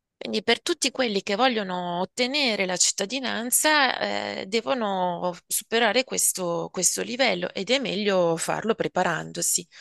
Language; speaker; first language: Italian; native; Italian